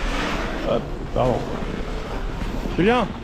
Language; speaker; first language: French; native; French